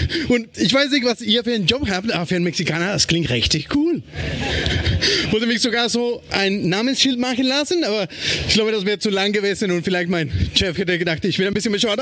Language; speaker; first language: German; non-native, fluent; Spanish